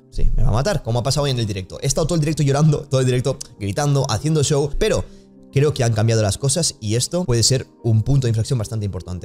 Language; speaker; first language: Spanish; native; Spanish